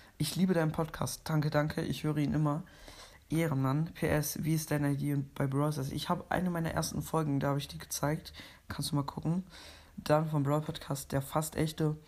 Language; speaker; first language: German; native; German